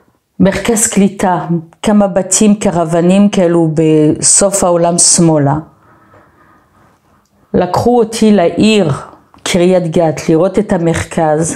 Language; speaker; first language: Hebrew; non-native, fluent; French